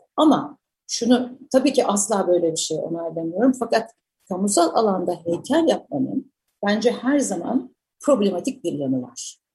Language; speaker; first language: Turkish; native; Turkish